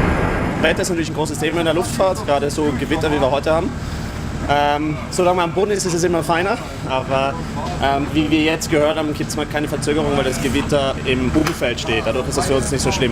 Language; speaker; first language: German; native; German